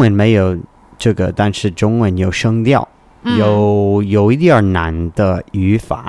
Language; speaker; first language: Chinese; non-native, learner; English